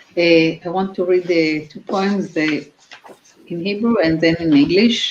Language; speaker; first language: English; non-native, fluent; Hebrew